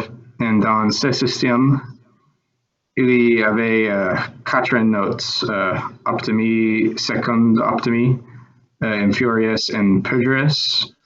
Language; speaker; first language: French; non-native, learner; English